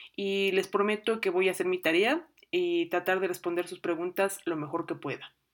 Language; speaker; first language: Spanish; native; Spanish